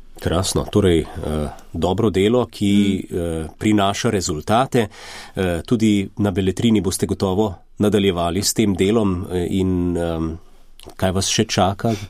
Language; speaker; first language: Slovenian; native; Slovenian